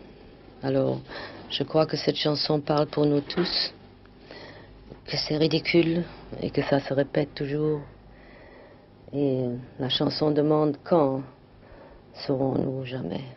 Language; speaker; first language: French; non-native, fluent; German